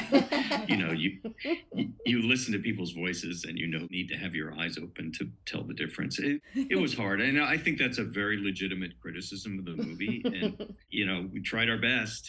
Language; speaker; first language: English; native; English